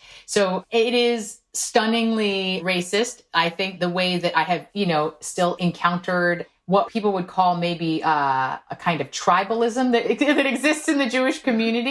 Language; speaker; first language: English; non-native, fluent; Korean